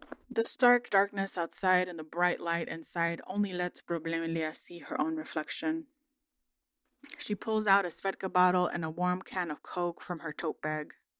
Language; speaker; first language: English; early bilingual, other home language; Spanish